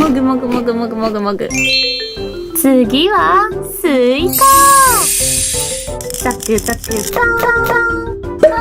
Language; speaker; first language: Japanese; native; Japanese